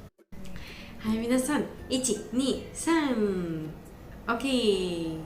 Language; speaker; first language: Japanese; non-native, learner; Georgian